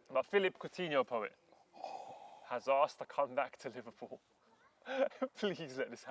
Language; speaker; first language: English; early bilingual, other home language; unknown